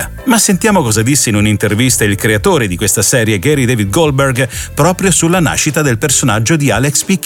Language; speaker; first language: Italian; native; Italian